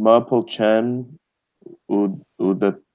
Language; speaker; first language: Albanian; non-native, learner; English